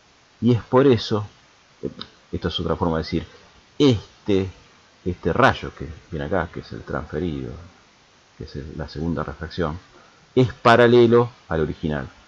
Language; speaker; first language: Spanish; native; Spanish